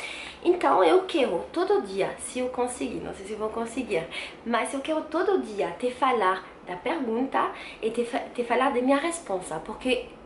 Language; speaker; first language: Portuguese; non-native, learner; French